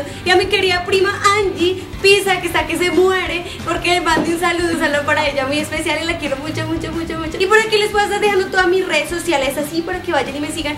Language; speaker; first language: Spanish; native; Spanish